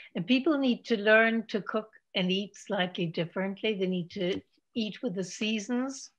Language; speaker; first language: English; native; English